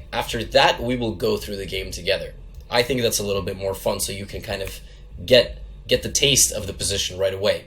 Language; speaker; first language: English; native; English